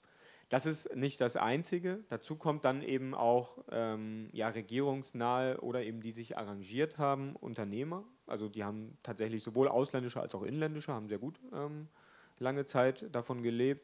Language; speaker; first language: German; native; German